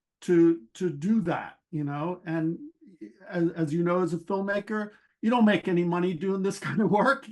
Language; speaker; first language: English; native; English